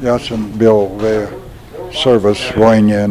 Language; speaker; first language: Czech; early bilingual, heritage; Czech